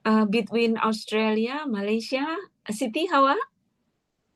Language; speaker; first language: English; non-native, fluent; Indonesian